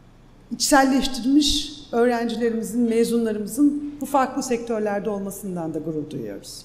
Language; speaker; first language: Turkish; native; Turkish